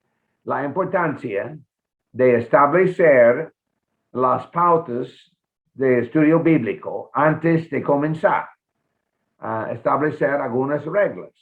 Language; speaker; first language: Spanish; non-native, fluent; English